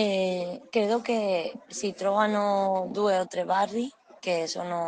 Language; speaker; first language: Italian; non-native, learner; Spanish